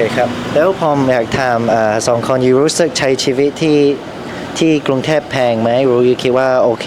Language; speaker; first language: Thai; non-native, learner; English